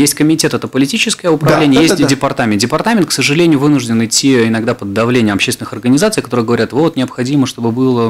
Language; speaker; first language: Russian; native; Russian